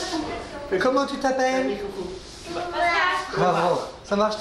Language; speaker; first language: French; native; French